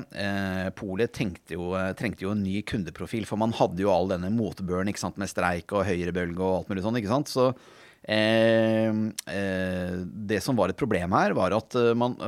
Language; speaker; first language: Norwegian; native; Norwegian